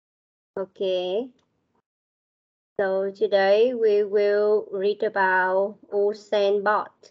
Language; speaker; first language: English; non-native, learner; Vietnamese